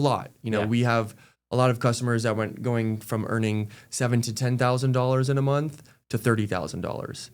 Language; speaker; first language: English; native; English